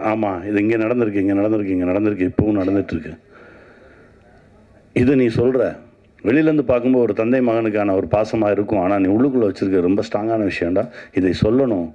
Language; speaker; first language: Tamil; native; Tamil